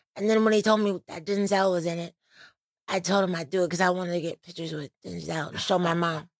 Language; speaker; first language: English; native; English